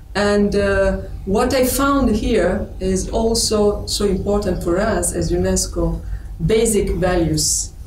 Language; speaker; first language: English; non-native, fluent; Italian